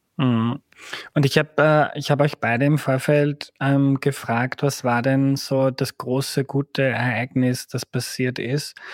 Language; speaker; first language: German; native; German